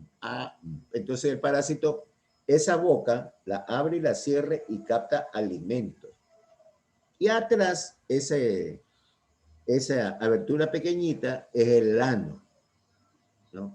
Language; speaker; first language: Spanish; native; Spanish